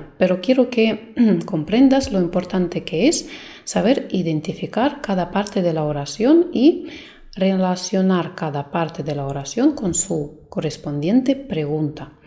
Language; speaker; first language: Spanish; non-native, fluent; Russian